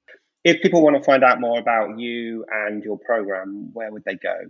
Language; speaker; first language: English; native; English